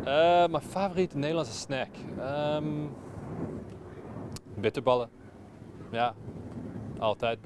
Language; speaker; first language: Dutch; non-native, learner; English